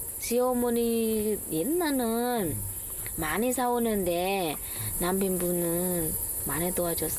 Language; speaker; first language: Korean; non-native, learner; Vietnamese